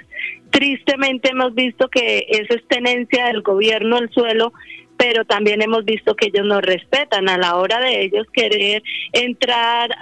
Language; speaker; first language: Spanish; native; Spanish